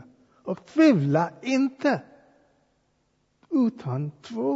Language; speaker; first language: Swedish; non-native, fluent; English